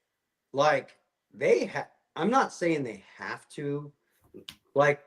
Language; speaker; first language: English; native; English